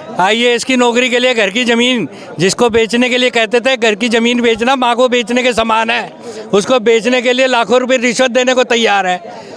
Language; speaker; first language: Hindi; native; Hindi